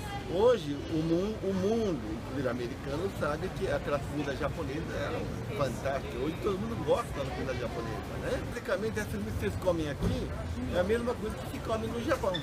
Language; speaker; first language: Portuguese; early bilingual, other home language; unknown